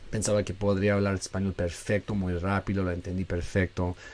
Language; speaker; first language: Spanish; early bilingual, other home language; English